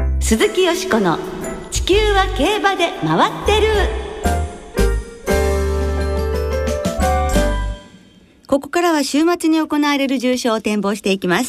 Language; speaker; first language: Japanese; native; Japanese